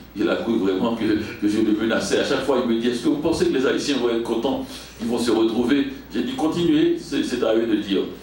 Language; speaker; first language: French; non-native, local second language; Haitian Creole